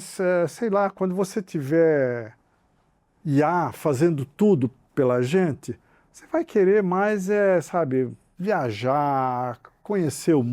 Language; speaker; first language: Portuguese; native; Portuguese